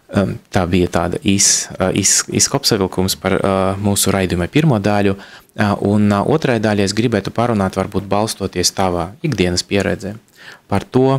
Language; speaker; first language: Latvian; non-native, local second language; Russian